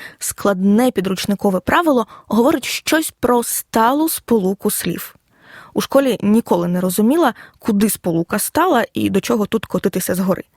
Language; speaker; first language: Ukrainian; native; Ukrainian